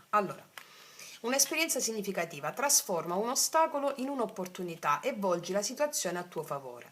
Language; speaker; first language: Italian; native; Italian